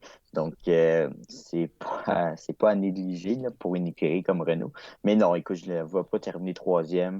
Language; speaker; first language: French; native; French